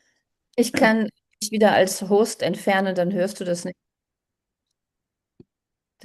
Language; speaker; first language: German; native; German